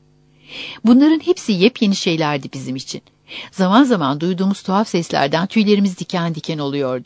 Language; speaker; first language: Turkish; native; Turkish